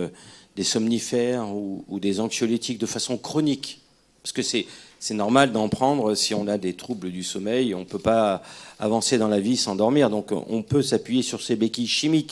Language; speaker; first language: French; native; French